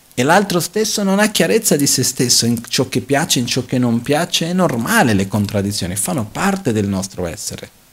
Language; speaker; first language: Italian; non-native, fluent; Portuguese